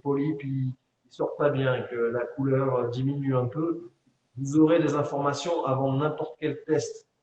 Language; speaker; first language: French; native; French